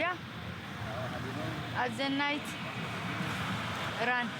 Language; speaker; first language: English; non-native, learner; Amharic